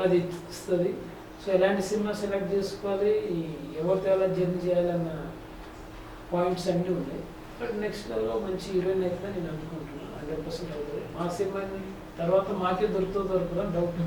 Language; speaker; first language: Telugu; native; Telugu